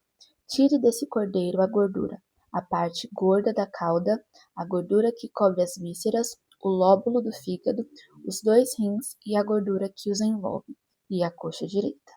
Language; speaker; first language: Portuguese; native; Portuguese